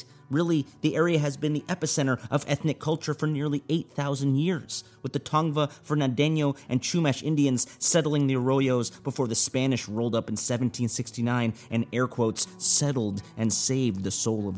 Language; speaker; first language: English; native; English